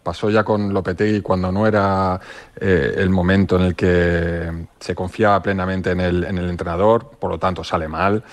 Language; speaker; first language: Spanish; native; Spanish